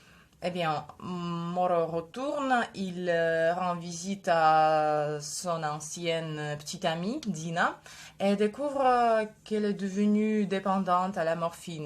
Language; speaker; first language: French; non-native, fluent; Russian